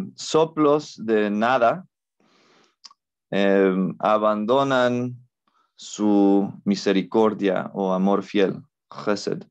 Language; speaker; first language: Spanish; non-native, fluent; English